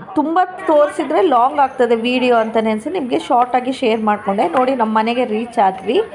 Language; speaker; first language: Kannada; non-native, local second language; Tulu